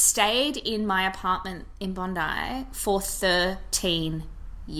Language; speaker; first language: English; native; English